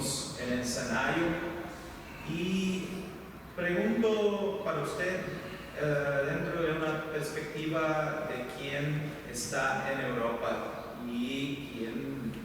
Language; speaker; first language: Spanish; non-native, fluent; Portuguese